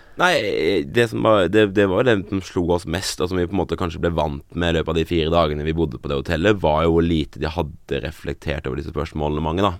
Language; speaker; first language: Norwegian; native; Norwegian